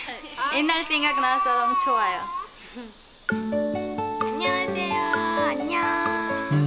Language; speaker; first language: Korean; non-native, learner; Uzbek